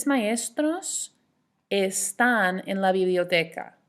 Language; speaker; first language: Spanish; non-native, fluent; English